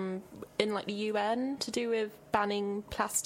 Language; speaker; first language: English; native; English